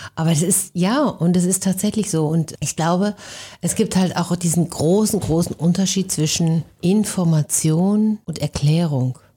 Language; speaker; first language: German; native; German